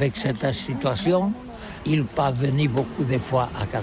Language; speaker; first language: French; non-native, learner; Catalan